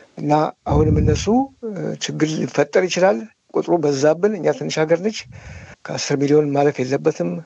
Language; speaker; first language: Amharic; native; Amharic